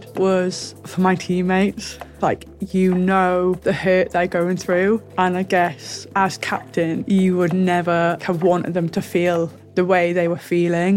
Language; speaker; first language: English; native; English